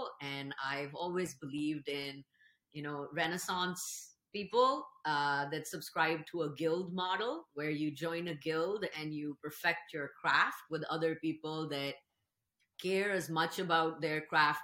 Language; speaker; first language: English; non-native, local second language; Urdu